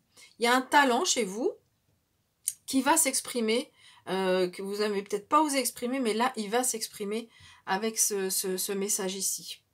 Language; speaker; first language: French; native; French